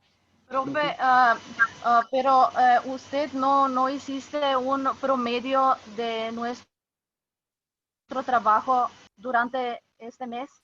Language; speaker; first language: Spanish; non-native, fluent; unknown